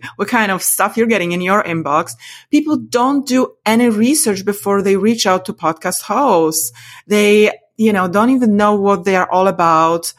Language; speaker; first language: English; non-native, fluent; Polish